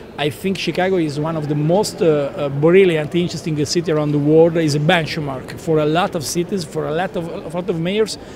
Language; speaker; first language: English; non-native, learner; Italian